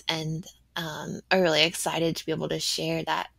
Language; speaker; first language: English; native; English